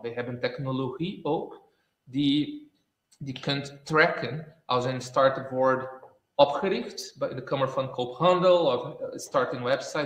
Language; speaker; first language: Dutch; non-native, fluent; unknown